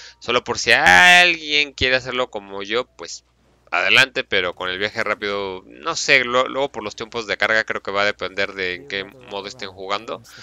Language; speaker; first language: Spanish; native; Spanish